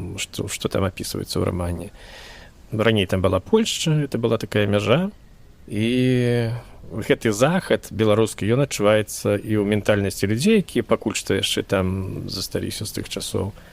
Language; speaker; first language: Belarusian; native; Belarusian